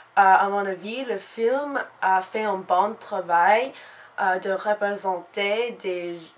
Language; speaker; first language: French; non-native, learner; English